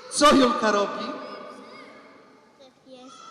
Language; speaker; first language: Polish; native; Polish